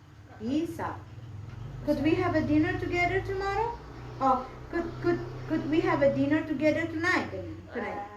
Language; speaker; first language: English; non-native, learner; Indonesian